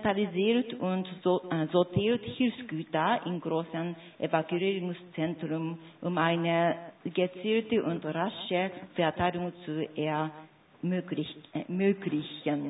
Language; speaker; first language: German; non-native, fluent; Japanese